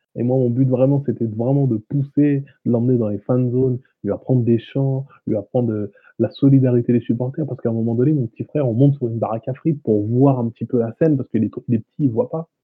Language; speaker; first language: French; native; French